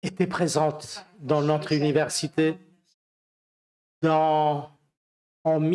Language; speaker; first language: French; non-native, fluent; Romanian